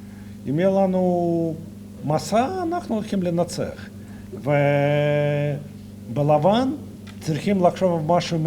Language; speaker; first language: Hebrew; non-native, fluent; Russian